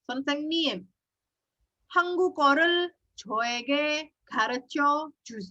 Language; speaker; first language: Korean; non-native, fluent; Indonesian